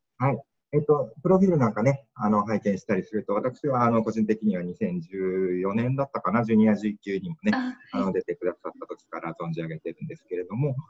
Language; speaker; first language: Japanese; native; Japanese